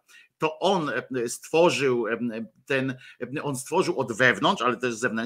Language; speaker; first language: Polish; native; Polish